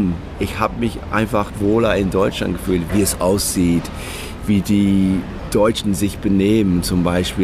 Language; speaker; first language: German; non-native, fluent; English